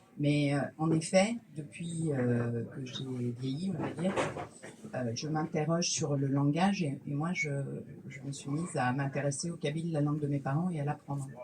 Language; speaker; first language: French; native; French